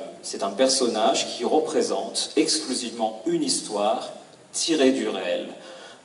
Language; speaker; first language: French; native; French